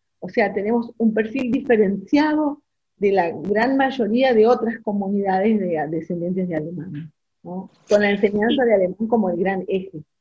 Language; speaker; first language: Spanish; non-native, local second language; German